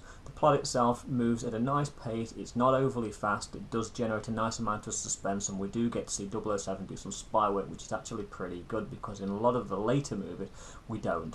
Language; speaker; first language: English; native; English